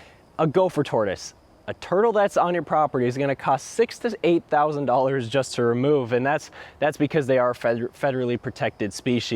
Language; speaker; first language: English; native; English